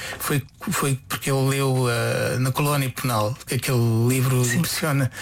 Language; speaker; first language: Portuguese; non-native, fluent; Konkani